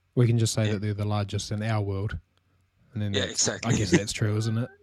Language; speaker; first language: English; native; English